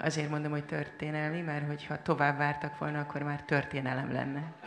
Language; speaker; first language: Hungarian; native; Hungarian